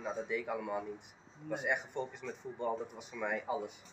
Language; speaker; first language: Dutch; early bilingual, other home language; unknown